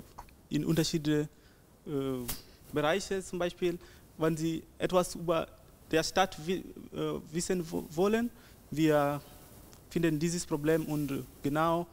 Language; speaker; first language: German; non-native, learner; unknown